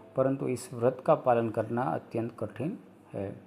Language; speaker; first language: Hindi; non-native, local second language; Gujarati